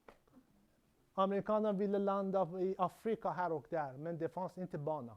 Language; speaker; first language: Swedish; non-native, learner; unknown